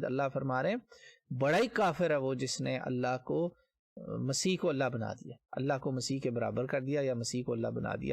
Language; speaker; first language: Urdu; native; Urdu